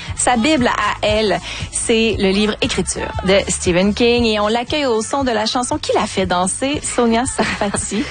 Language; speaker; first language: French; native; French